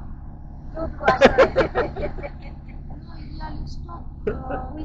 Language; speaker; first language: French; non-native, learner; Russian